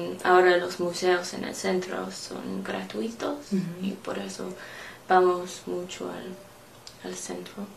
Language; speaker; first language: Spanish; non-native, learner; English